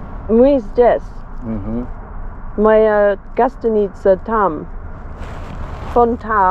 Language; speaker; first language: Russian; non-native, learner; English